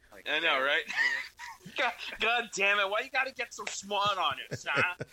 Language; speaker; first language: English; early bilingual, other home language; Spanish